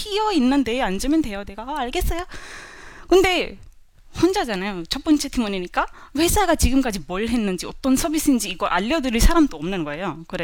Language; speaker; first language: Korean; non-native, fluent; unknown